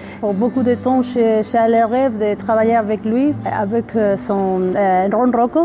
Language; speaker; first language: French; non-native, learner; Spanish